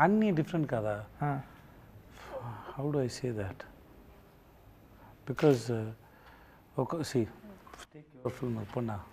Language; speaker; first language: Telugu; non-native, learner; Tamil